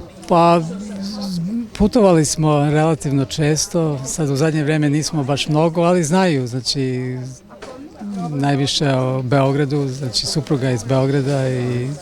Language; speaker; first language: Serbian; early bilingual, heritage; Serbian